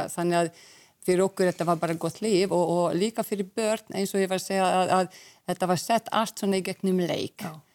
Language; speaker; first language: Icelandic; non-native, fluent; Hungarian